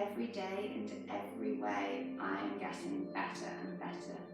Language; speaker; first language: English; native; English